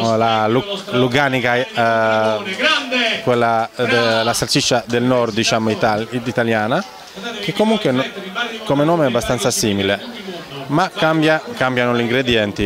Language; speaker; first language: Italian; non-native, fluent; Greek